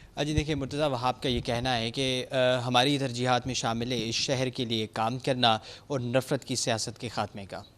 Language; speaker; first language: Urdu; native; Urdu